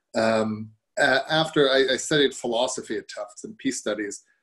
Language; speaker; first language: English; early bilingual, other home language; German